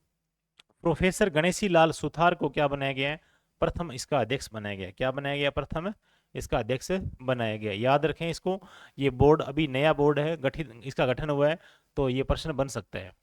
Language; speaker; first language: Hindi; native; Hindi